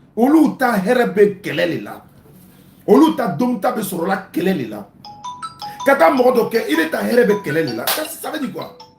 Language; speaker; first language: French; non-native, local second language; Dyula